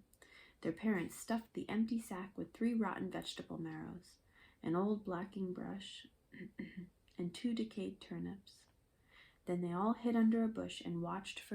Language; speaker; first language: English; native; English